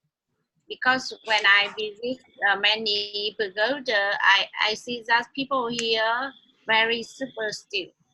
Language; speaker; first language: English; non-native, learner; Vietnamese